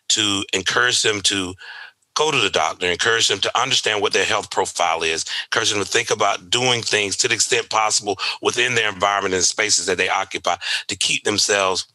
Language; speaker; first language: English; native; English